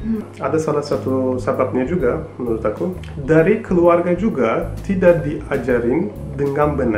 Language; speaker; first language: Indonesian; non-native, fluent; Turkish